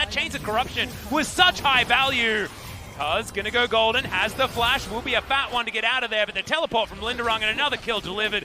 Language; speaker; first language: English; native; English